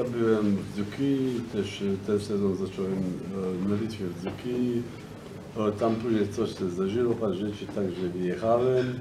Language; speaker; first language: Polish; non-native, fluent; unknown